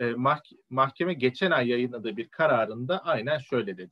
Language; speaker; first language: Turkish; native; Turkish